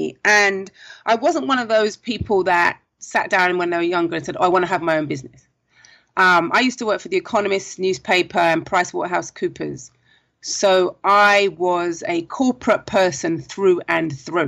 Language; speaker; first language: English; native; English